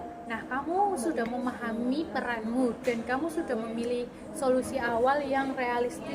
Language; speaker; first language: Indonesian; native; Indonesian